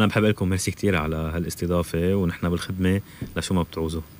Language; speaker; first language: Arabic; native; Arabic